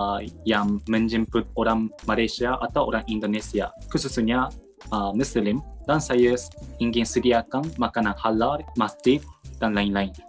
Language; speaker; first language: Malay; non-native, learner; Japanese